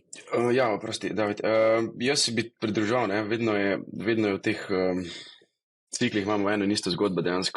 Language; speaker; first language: Slovenian; native; Slovenian